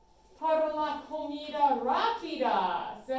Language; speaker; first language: Spanish; non-native, fluent; English